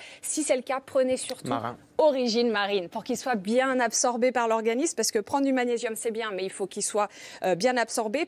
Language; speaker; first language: French; native; French